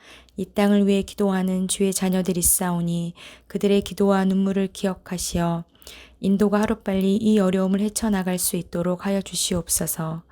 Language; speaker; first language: Korean; native; Korean